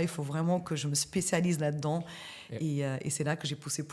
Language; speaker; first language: French; native; French